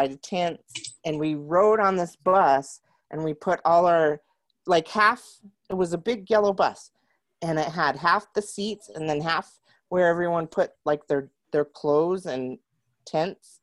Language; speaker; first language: English; native; English